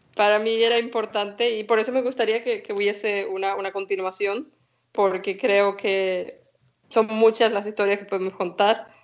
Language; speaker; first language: Spanish; native; Spanish